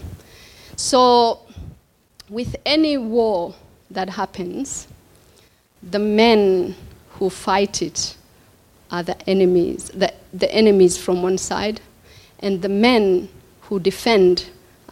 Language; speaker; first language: English; non-native, local second language; Somali